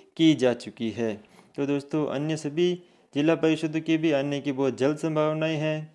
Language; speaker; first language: Hindi; native; Hindi